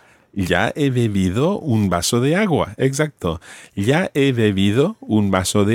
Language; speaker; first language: Spanish; non-native, fluent; English